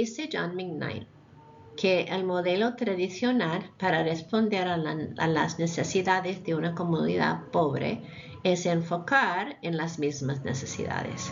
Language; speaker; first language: Spanish; non-native, fluent; English